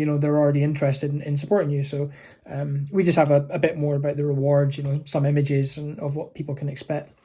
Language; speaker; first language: English; native; English